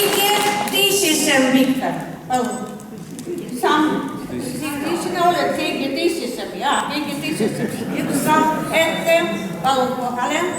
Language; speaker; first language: Estonian; non-native, local second language; Russian